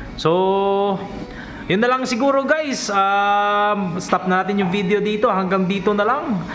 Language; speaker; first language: Filipino; non-native, local second language; Cebuano